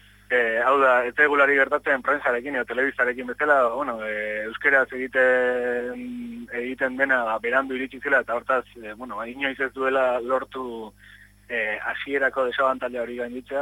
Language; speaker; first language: Basque; native; Basque